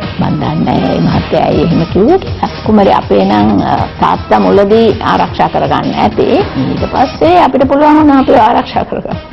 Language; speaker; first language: Sinhala; non-native, local second language; Tamil